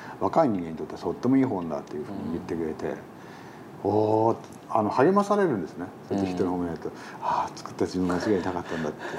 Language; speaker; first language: Japanese; native; Japanese